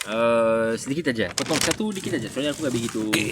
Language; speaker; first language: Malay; non-native, fluent; French